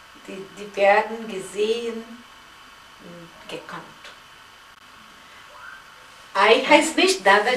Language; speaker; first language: German; non-native, fluent; Gujarati